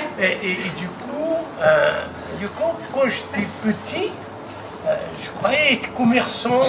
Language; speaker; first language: French; early bilingual, other home language; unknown